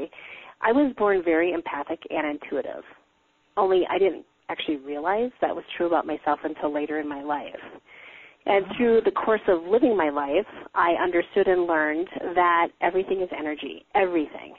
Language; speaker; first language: English; native; English